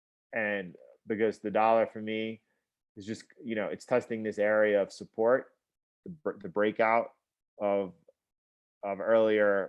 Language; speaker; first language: English; native; English